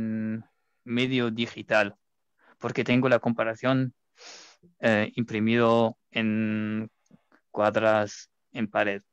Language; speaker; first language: Spanish; non-native, fluent; German